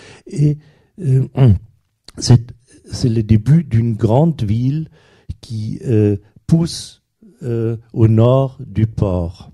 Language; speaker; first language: French; non-native, fluent; German